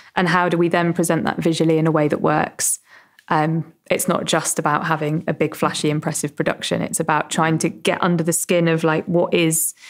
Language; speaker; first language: English; native; English